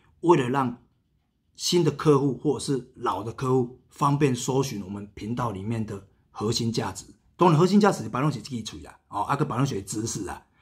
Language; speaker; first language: Chinese; native; Chinese